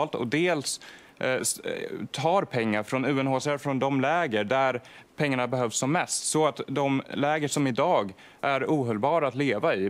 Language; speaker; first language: Swedish; native; Swedish